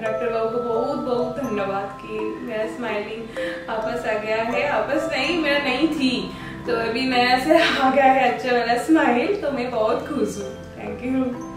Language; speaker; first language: Hindi; non-native, local second language; Bangla